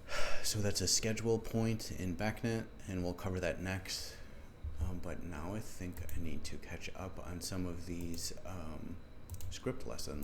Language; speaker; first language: English; native; English